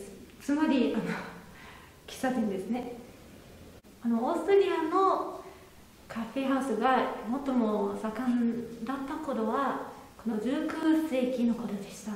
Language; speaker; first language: Japanese; non-native, fluent; German